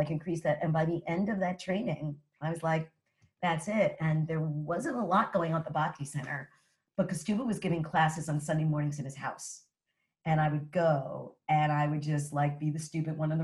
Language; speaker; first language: English; native; English